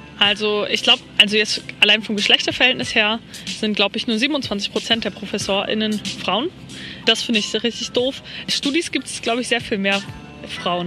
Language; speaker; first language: German; native; German